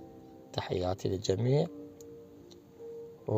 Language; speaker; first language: Arabic; native; Arabic